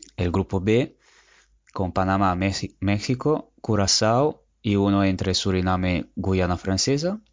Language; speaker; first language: Spanish; non-native, fluent; Italian